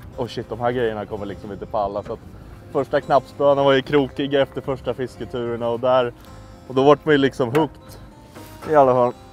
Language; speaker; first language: Swedish; native; Swedish